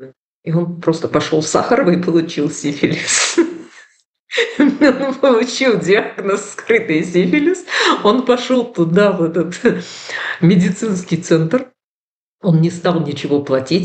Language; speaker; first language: Russian; native; Russian